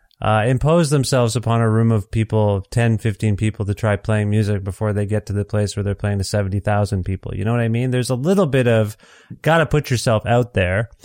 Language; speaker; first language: English; native; English